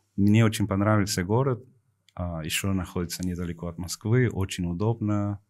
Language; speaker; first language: Russian; non-native, fluent; Spanish